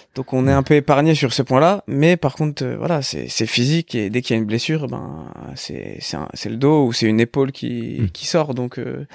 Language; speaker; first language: French; native; French